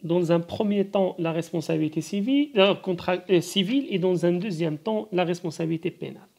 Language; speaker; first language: French; non-native, local second language; Arabic